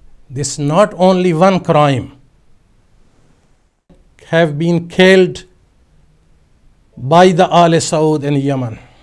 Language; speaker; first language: English; non-native, local second language; Urdu